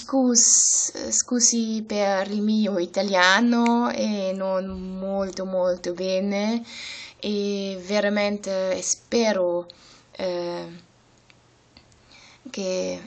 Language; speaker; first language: Italian; non-native, learner; German